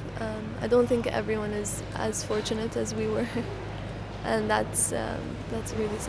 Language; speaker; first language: English; non-native, fluent; Arabic